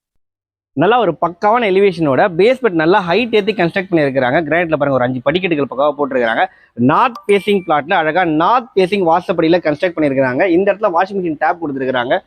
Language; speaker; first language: Tamil; native; Tamil